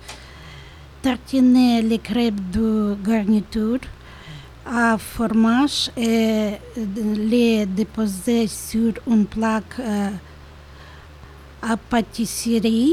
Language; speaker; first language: French; non-native, learner; Ukrainian